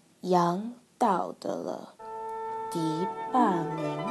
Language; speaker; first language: Chinese; non-native, learner; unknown